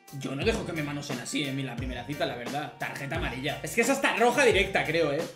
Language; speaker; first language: Spanish; native; Spanish